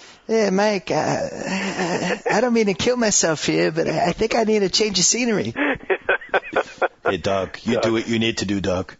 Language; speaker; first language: English; native; English